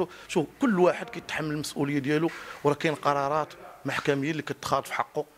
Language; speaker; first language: Arabic; native; Arabic